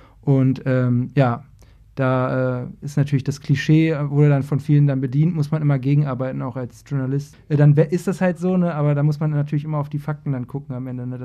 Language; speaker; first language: German; native; German